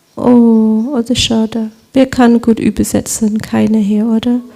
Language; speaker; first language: German; non-native, learner; English